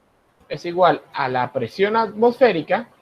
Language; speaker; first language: Spanish; native; Spanish